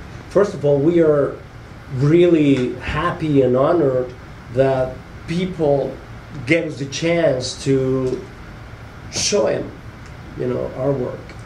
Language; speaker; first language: English; non-native, fluent; Spanish